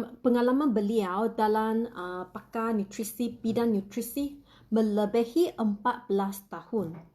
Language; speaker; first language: Malay; non-native, local second language; Chinese